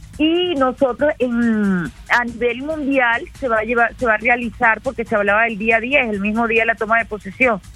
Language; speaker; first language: Spanish; native; Spanish